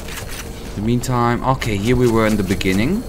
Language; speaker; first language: English; non-native, fluent; German